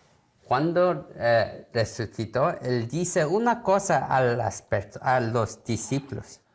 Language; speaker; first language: Spanish; non-native, learner; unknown